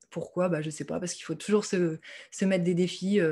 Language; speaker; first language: French; native; French